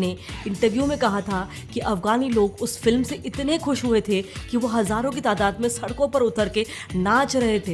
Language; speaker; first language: Hindi; native; Hindi